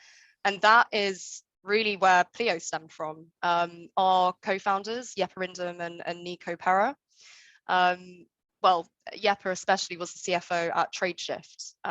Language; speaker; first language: English; native; English